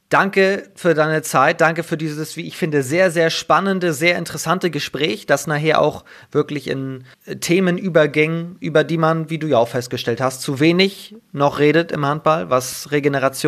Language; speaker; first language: German; native; German